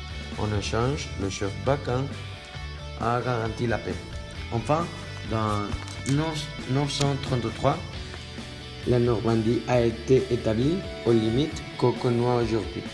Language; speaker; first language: French; non-native, learner; Spanish